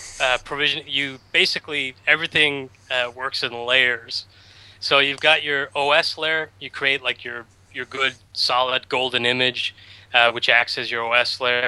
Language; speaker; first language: English; native; English